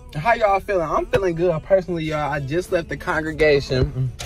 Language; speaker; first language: English; native; English